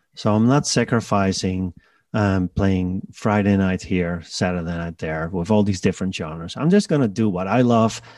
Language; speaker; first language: English; non-native, fluent; Dutch